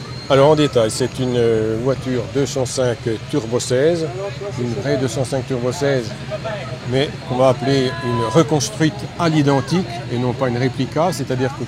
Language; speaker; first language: French; native; French